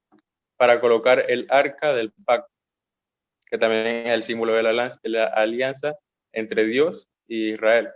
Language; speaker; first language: Spanish; native; Spanish